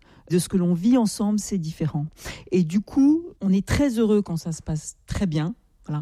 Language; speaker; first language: French; native; French